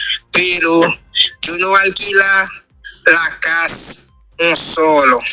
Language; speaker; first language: Spanish; non-native, learner; Haitian Creole